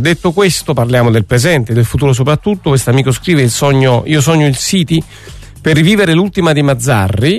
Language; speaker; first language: Italian; native; Italian